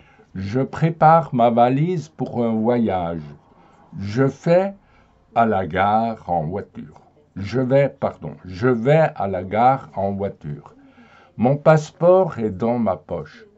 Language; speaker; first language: French; non-native, fluent; German